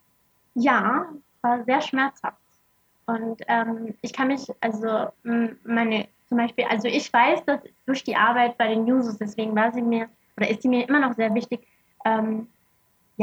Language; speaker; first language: German; early bilingual, other home language; Arabic